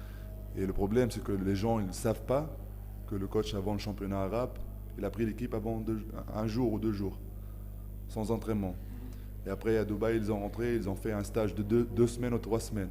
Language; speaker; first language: French; non-native, local second language; Arabic